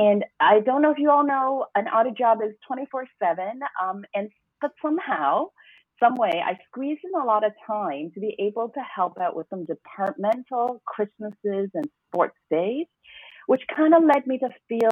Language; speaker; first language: English; non-native, local second language; Cantonese